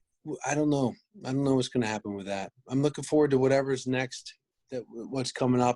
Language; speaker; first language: English; native; English